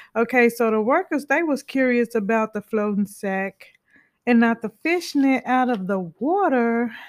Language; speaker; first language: English; native; English